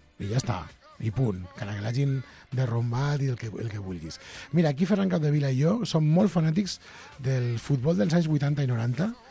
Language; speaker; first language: Catalan; native; Catalan